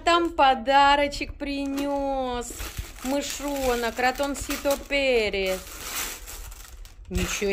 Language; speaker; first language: Russian; native; Russian